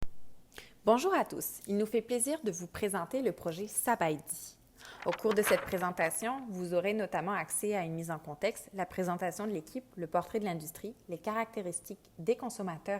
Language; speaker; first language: French; native; French